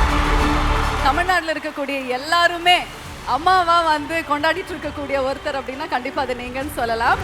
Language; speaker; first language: Tamil; native; Tamil